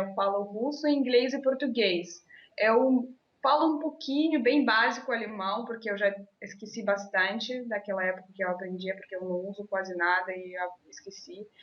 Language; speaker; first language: Portuguese; non-native, fluent; Russian